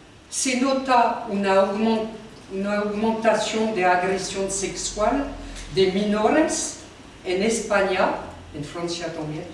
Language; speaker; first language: Spanish; non-native, fluent; French